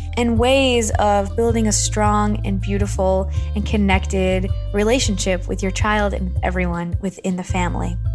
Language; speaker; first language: English; native; English